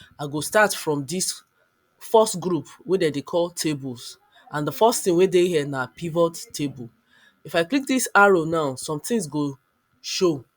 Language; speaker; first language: Nigerian Pidgin; non-native, local second language; Yoruba